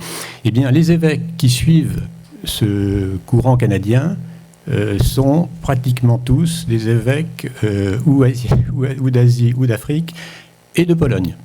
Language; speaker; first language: French; native; French